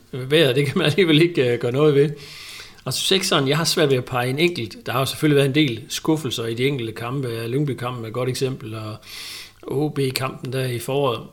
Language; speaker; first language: Danish; native; Danish